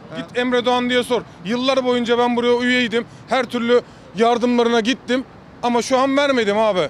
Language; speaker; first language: Turkish; native; Turkish